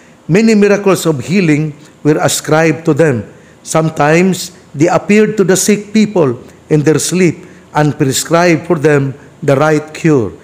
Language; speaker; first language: English; non-native, local second language; Cebuano